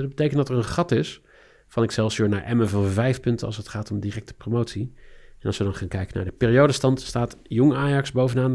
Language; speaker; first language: Dutch; native; Dutch